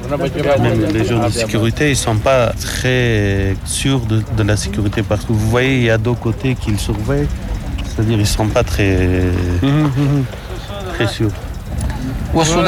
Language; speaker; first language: French; non-native, fluent; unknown